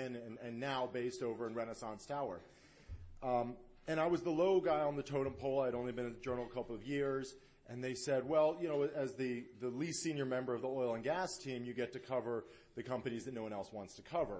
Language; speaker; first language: English; native; English